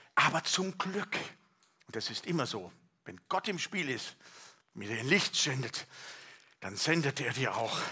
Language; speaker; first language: German; native; German